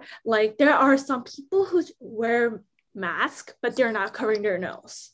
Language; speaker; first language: English; non-native, fluent; Korean